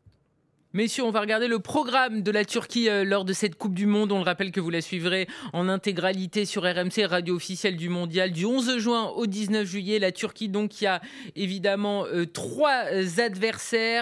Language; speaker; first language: French; native; French